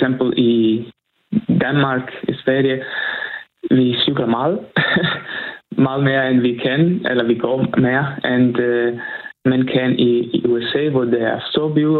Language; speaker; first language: Danish; non-native, fluent; Italian